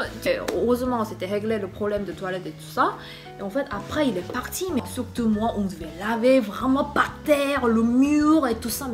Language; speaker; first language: French; non-native, fluent; Korean